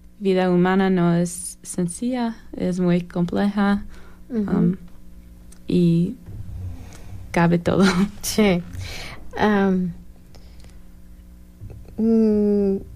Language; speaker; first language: Spanish; non-native, learner; English